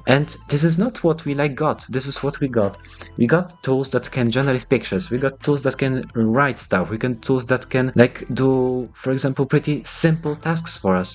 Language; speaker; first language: English; non-native, fluent; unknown